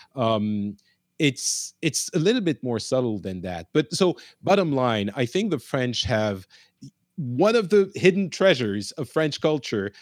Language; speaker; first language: English; non-native, fluent; Arabic